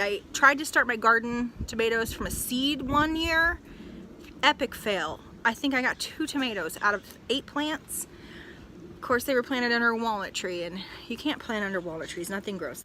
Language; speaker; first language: English; native; English